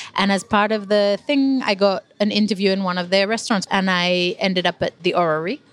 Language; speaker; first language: English; non-native, fluent; Hebrew